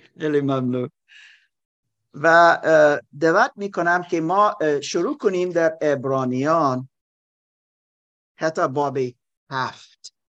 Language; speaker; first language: Persian; non-native, learner; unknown